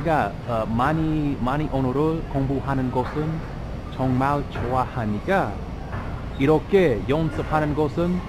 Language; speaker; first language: Korean; non-native, learner; English